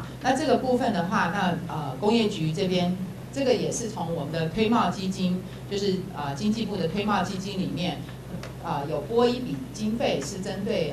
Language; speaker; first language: Chinese; native; Chinese